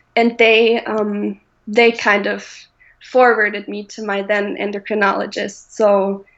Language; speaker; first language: English; non-native, fluent; German